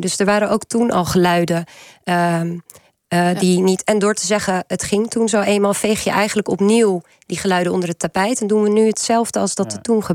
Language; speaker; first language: Dutch; native; Dutch